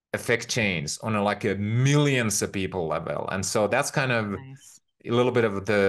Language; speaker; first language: English; non-native, fluent; Finnish